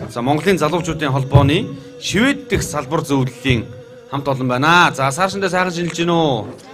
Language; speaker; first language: Mongolian; native; Mongolian